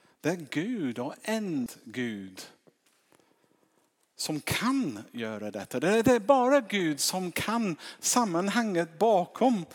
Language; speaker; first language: Swedish; non-native, fluent; English